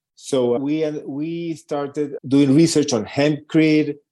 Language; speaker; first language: English; non-native, fluent; Spanish